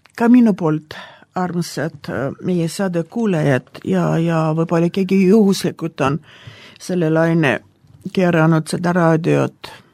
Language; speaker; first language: Estonian; non-native, local second language; Russian